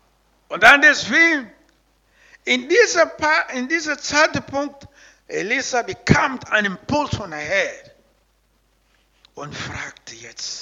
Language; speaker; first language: German; non-native, learner; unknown